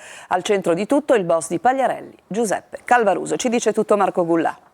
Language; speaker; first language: Italian; native; Italian